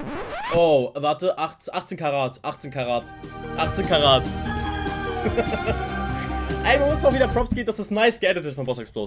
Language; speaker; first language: German; native; German